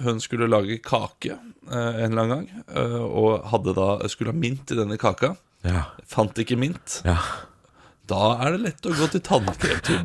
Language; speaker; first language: Norwegian; native; Norwegian